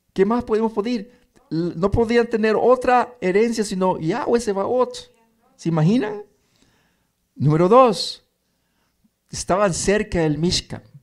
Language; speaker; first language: Spanish; early bilingual, heritage; Spanish